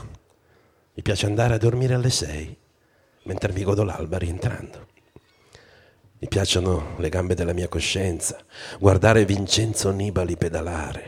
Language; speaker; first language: Italian; native; Italian